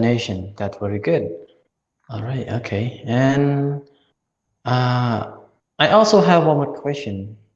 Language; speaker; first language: English; non-native, learner; Khmer